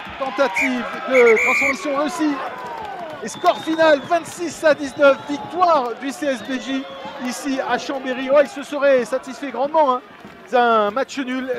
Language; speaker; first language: French; native; French